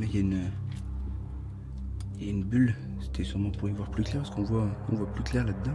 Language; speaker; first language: French; native; French